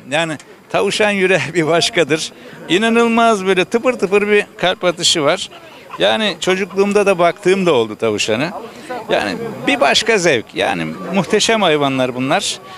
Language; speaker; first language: Turkish; native; Turkish